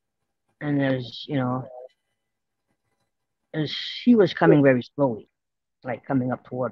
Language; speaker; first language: English; native; English